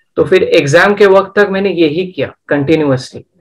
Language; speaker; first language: Hindi; non-native, local second language; Bangla